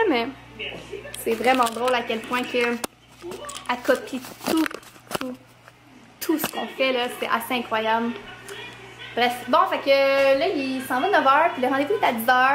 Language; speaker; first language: French; native; French